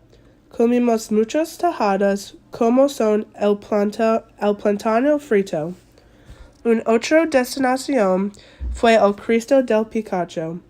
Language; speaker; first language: Spanish; non-native, learner; English